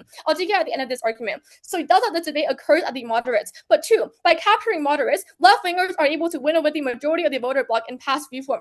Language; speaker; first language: English; non-native, fluent; Chinese